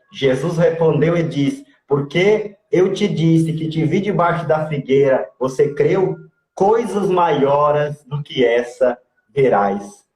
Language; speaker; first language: Portuguese; native; Portuguese